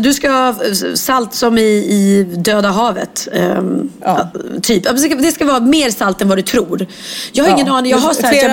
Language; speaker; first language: Swedish; native; Swedish